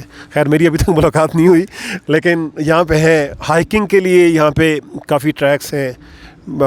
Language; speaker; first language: Urdu; native; Urdu